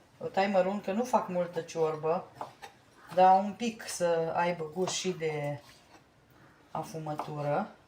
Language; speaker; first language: Romanian; native; Romanian